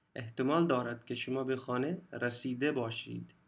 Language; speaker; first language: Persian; non-native, fluent; Urdu